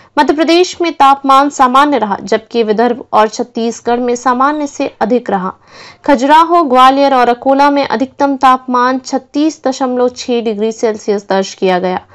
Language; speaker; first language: Hindi; non-native, local second language; Marathi